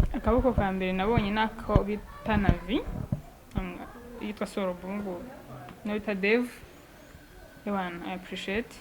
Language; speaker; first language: Kinyarwanda; native; Kinyarwanda